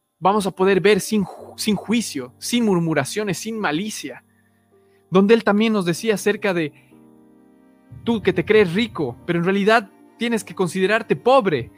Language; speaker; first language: Spanish; native; Spanish